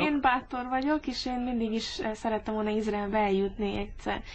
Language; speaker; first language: Hungarian; early bilingual, heritage; English